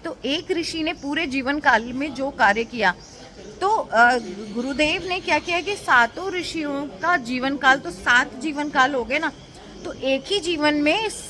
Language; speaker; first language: Hindi; native; Hindi